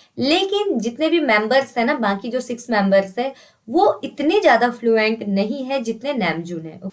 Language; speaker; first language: Hindi; native; Hindi